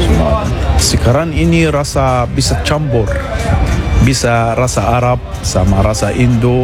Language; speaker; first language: Indonesian; non-native, learner; Arabic